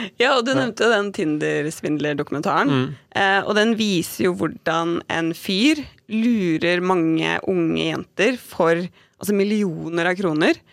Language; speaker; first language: Norwegian; native; Norwegian